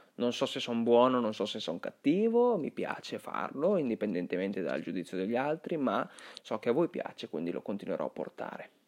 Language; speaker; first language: Italian; early bilingual, other home language; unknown